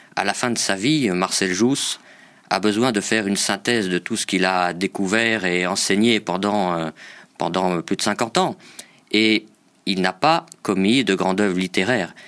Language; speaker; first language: French; native; French